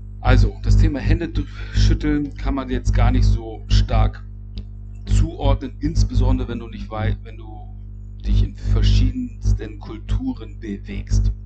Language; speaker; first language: German; native; German